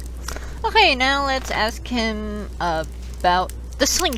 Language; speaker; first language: English; native; English